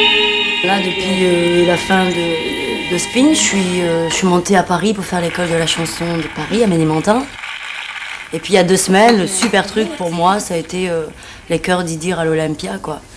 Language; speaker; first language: French; native; French